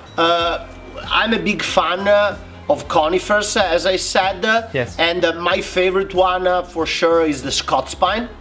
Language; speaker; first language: English; non-native, fluent; Italian